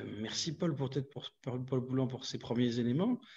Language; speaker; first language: French; native; French